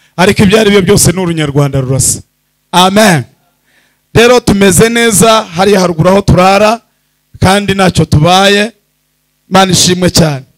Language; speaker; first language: Kinyarwanda; early bilingual, heritage; Kinyarwanda